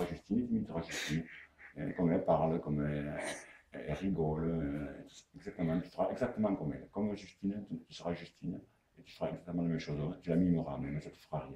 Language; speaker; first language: French; native; French